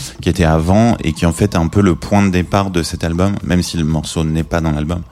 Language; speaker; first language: French; native; French